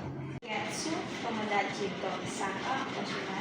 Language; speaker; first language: Japanese; non-native, learner; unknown